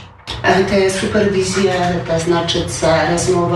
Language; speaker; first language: Polish; non-native, local second language; Belarusian